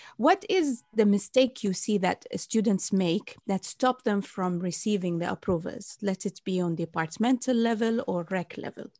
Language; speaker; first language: English; non-native, fluent; Arabic